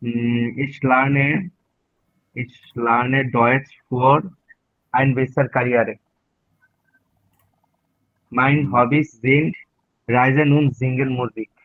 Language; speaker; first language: German; non-native, learner; Bangla